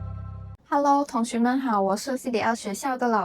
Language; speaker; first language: Chinese; non-native, fluent; Khmer